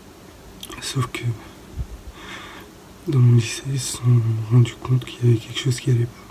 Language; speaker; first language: French; native; French